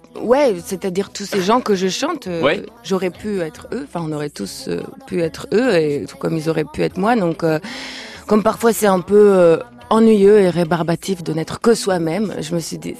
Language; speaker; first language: French; non-native, fluent; Lithuanian